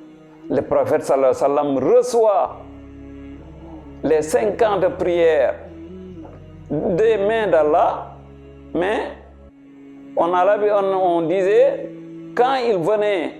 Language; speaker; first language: French; non-native, local second language; Wolof